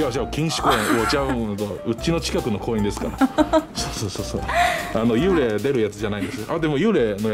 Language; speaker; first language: Japanese; native; Japanese